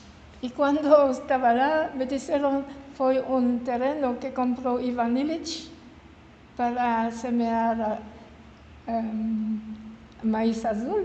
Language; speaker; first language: Spanish; non-native, learner; French